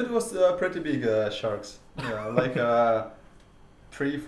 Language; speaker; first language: English; non-native, learner; Russian